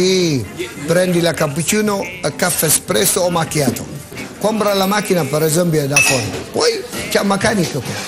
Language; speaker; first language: Italian; non-native, local second language; Tigrinya